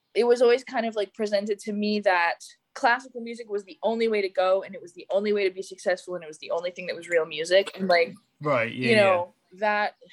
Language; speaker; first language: English; native; English